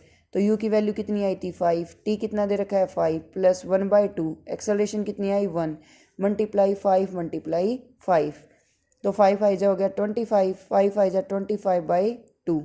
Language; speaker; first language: Hindi; native; Hindi